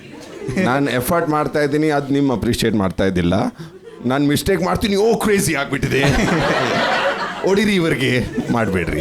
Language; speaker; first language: Kannada; non-native, learner; Punjabi